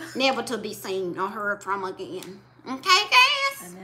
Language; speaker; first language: English; native; English